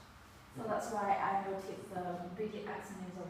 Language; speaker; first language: English; non-native, fluent; Vietnamese